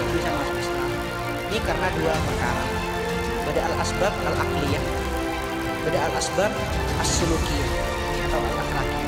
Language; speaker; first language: Indonesian; non-native, local second language; Madurese